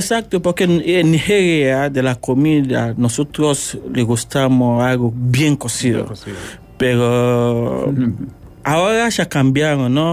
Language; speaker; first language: Spanish; non-native, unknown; Yoruba